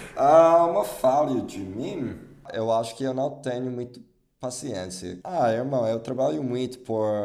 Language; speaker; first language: Portuguese; non-native, fluent; English